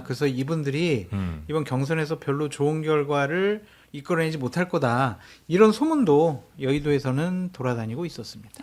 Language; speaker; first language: Korean; native; Korean